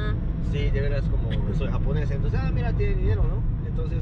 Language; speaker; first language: Spanish; non-native, learner; Japanese